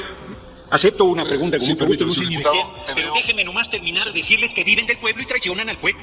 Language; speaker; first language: Spanish; native; Spanish